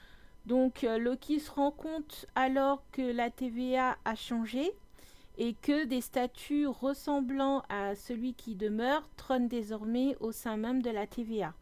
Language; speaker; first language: French; native; French